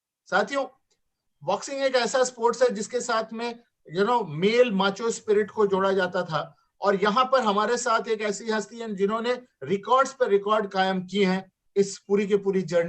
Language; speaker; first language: Hindi; native; Hindi